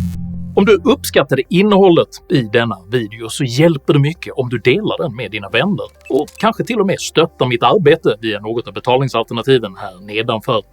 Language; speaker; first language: Swedish; native; Swedish